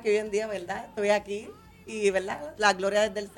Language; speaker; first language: Spanish; native; Spanish